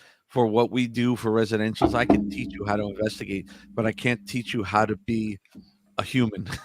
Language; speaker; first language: English; native; English